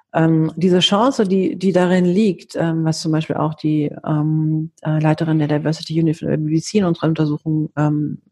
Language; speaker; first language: German; early bilingual, heritage; Greek